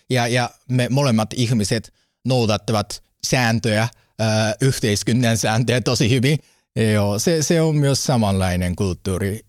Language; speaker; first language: Finnish; non-native, learner; Japanese